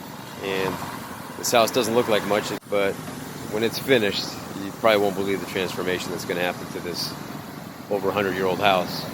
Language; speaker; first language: English; native; English